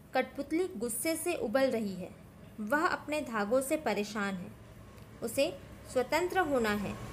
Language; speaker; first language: Hindi; native; Hindi